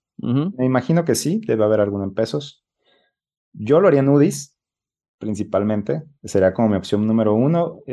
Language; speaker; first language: Spanish; native; Spanish